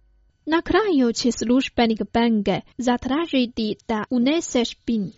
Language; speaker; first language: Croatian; non-native, fluent; Chinese